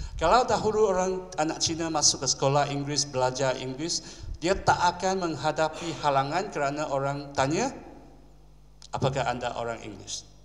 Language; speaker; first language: Malay; non-native, local second language; Chinese